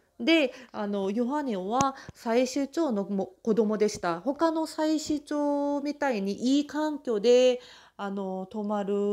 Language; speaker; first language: Japanese; non-native, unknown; Korean